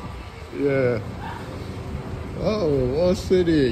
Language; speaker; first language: English; non-native, learner; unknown